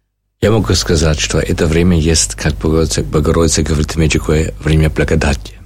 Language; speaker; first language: Russian; non-native, learner; German